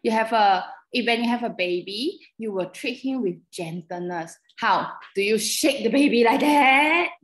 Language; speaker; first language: English; non-native, local second language; Chinese